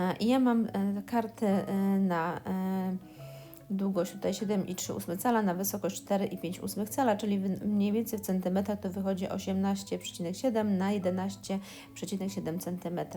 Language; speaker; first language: Polish; native; Polish